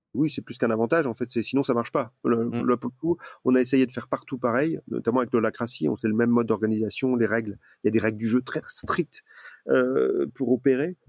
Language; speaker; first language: French; native; French